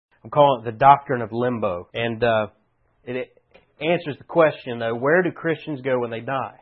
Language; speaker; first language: English; native; English